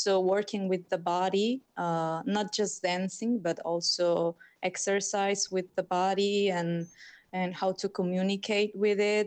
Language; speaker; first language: English; non-native, fluent; Spanish